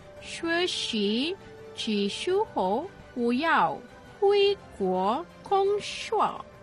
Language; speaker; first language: Chinese; non-native, learner; Malay